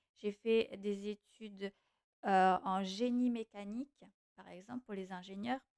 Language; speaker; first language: French; non-native, fluent; Portuguese